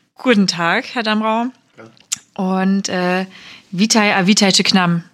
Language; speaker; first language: German; native; German